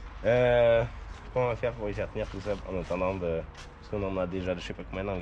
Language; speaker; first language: French; native; French